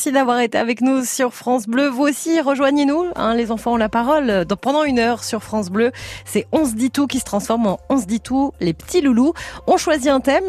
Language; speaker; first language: French; native; French